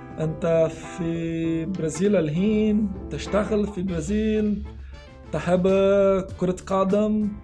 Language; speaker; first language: Arabic; non-native, learner; Portuguese